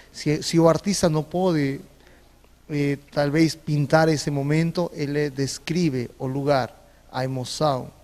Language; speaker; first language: Portuguese; non-native, fluent; Spanish